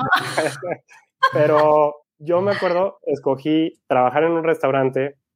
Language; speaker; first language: Spanish; native; Spanish